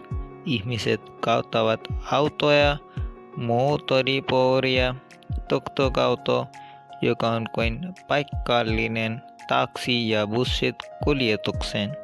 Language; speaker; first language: Finnish; non-native, learner; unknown